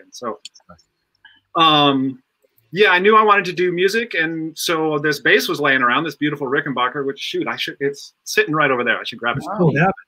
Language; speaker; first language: English; native; English